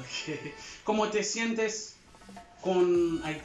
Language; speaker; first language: Spanish; non-native, learner; Haitian Creole